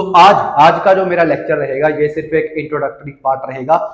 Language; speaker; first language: Hindi; native; Hindi